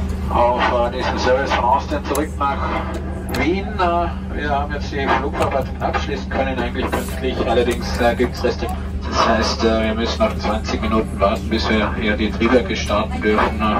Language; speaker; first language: German; native; German